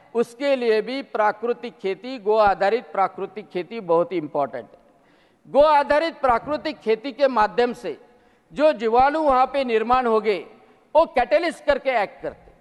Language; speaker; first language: Hindi; non-native, local second language; Marathi